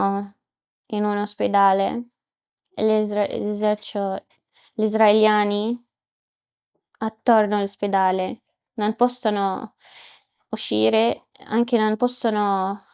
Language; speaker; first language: Italian; non-native, learner; Arabic